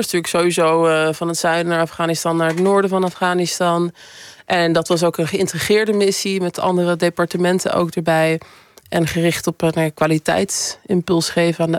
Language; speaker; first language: Dutch; native; Dutch